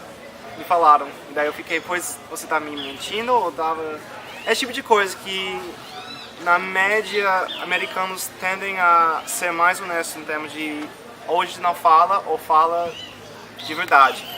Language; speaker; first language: Portuguese; non-native, fluent; English